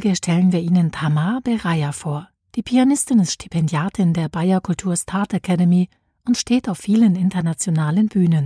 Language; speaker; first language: German; native; German